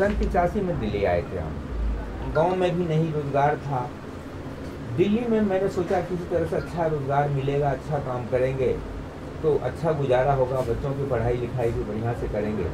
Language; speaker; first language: Hindi; native; Hindi